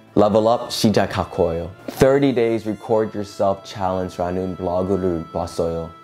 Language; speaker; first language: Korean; non-native, learner; English